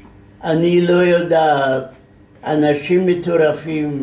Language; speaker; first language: Hebrew; non-native, fluent; Yiddish